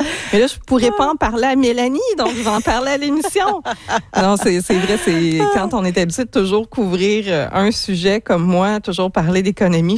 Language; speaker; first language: French; native; French